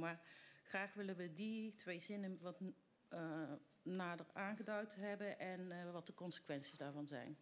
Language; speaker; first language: Dutch; native; Dutch